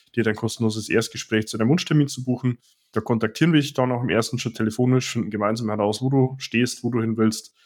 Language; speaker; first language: German; native; German